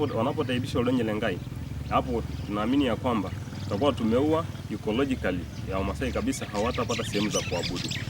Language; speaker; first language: Swahili; non-native, local second language; Masai